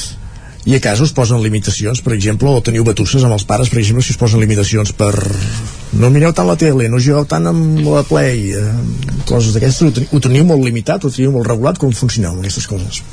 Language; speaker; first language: Catalan; native; Catalan